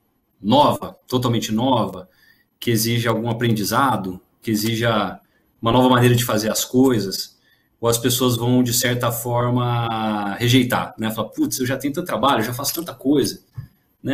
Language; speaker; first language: Portuguese; native; Portuguese